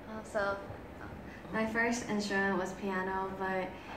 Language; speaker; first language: English; early bilingual, other home language; Japanese